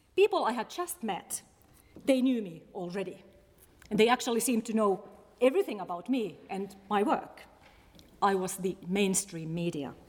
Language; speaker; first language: English; non-native, fluent; Finnish